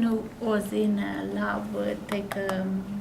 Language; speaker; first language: English; non-native, learner; Russian